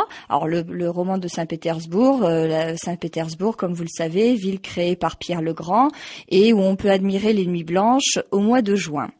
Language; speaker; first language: French; native; French